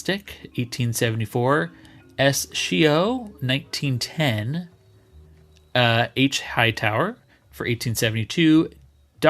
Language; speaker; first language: English; native; English